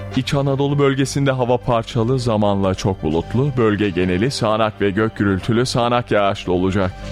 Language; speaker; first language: Turkish; native; Turkish